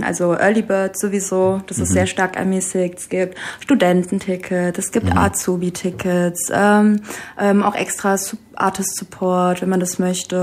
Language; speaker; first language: German; early bilingual, other home language; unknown